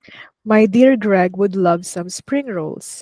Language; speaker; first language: English; non-native, fluent; Vietnamese